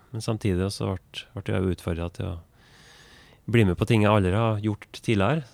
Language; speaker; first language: Norwegian; native; Norwegian